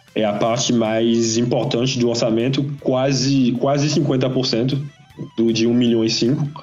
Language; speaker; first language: Portuguese; non-native, fluent; French